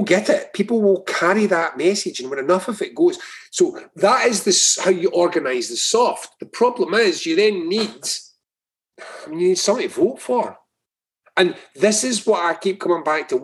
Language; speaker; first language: English; native; English